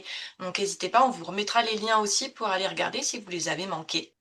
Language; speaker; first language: French; native; French